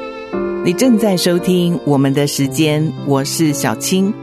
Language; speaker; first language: Chinese; native; Chinese